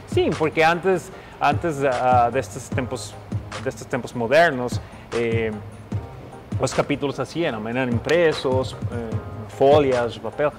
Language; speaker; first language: Portuguese; non-native, learner; Spanish